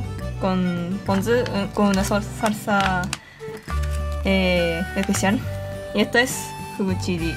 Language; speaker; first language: Spanish; non-native, fluent; Japanese